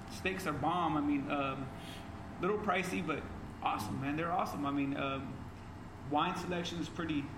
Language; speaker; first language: English; native; English